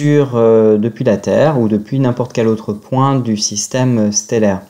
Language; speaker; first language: French; native; French